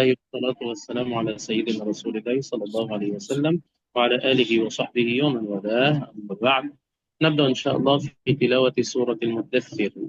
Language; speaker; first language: Arabic; native; Arabic